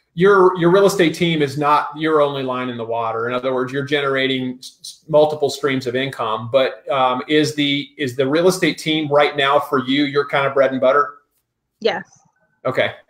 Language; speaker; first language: English; native; English